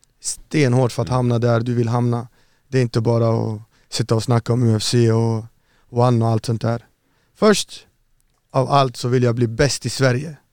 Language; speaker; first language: Swedish; early bilingual, other home language; Arabic